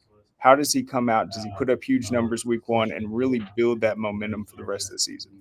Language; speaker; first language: English; native; English